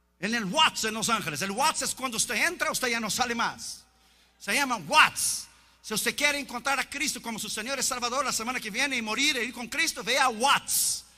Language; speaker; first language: Spanish; non-native, fluent; Portuguese